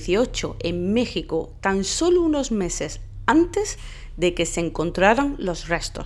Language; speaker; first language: Spanish; native; Spanish